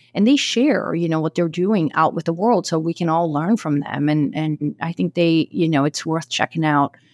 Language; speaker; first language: English; non-native, fluent; Portuguese